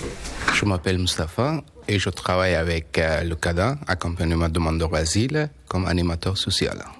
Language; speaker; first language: French; non-native, learner; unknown